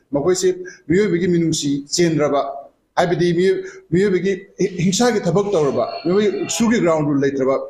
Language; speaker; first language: Manipuri; native; Manipuri